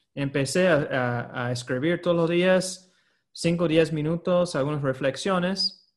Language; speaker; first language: Spanish; non-native, fluent; English